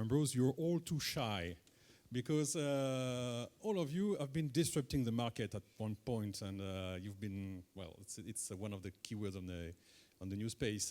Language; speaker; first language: English; non-native, fluent; French